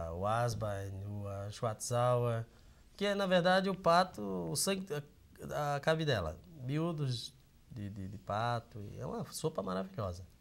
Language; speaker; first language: Portuguese; native; Portuguese